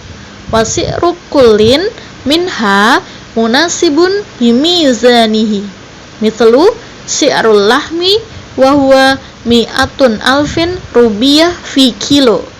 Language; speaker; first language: Arabic; non-native, fluent; Indonesian